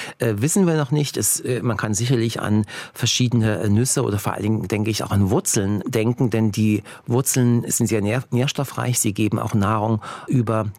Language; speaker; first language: German; early bilingual, heritage; Bulgarian